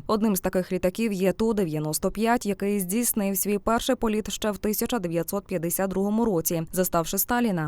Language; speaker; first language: Ukrainian; native; Ukrainian